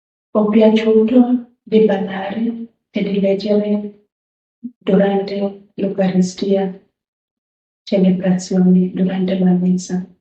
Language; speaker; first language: Italian; non-native, learner; Luo (Kenya and Tanzania)